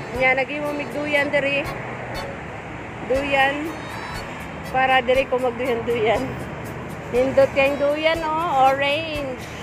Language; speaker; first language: Cebuano; native; Cebuano